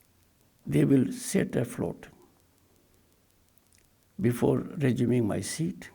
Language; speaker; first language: English; non-native, local second language; Hindi